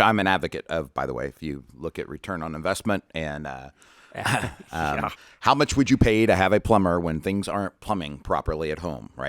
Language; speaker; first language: English; native; English